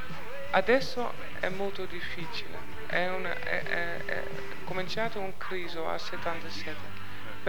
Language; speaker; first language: Italian; non-native, learner; Dutch